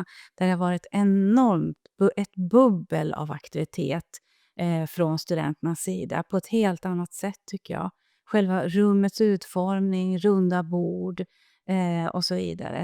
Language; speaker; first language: Swedish; native; Swedish